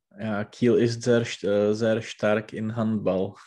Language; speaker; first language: German; non-native, learner; Czech